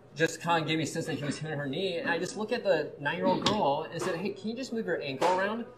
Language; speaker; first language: English; native; English